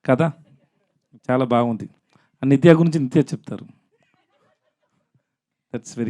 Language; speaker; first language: Telugu; non-native, learner; Tamil